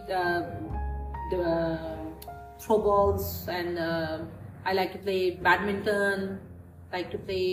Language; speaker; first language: English; non-native, local second language; Urdu